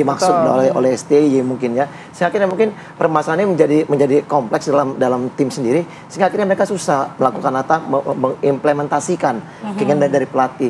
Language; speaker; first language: Indonesian; native; Indonesian